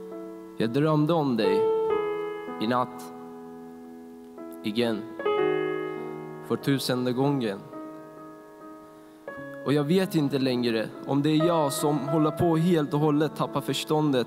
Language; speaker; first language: Swedish; non-native, fluent; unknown